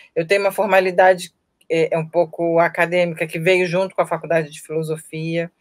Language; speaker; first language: Portuguese; native; Portuguese